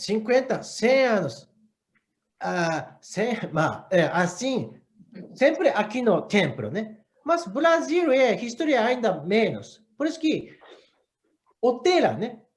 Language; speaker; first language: Portuguese; non-native, learner; Japanese